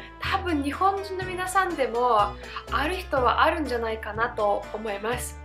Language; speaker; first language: Japanese; non-native, fluent; Russian